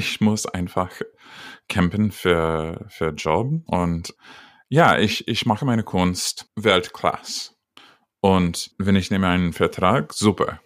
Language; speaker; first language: German; non-native, learner; English